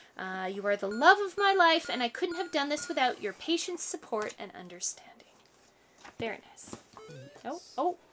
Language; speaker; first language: English; native; English